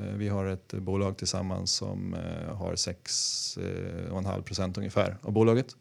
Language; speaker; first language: Swedish; native; Swedish